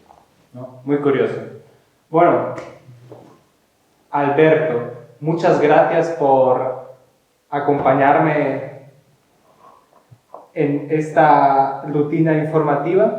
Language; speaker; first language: Spanish; non-native, fluent; Ukrainian